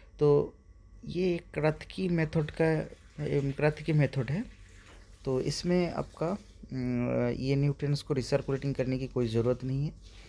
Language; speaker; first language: Hindi; non-native, local second language; Bangla